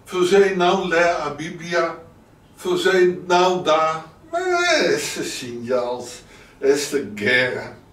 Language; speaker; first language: Portuguese; non-native, learner; Dutch